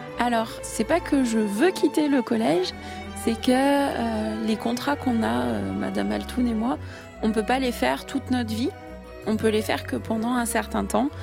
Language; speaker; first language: French; native; French